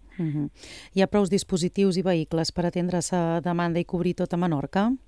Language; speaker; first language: Catalan; native; Catalan